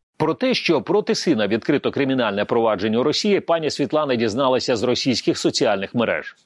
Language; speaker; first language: Ukrainian; native; Ukrainian